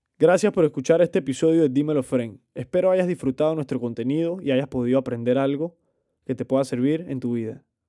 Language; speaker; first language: Spanish; native; Spanish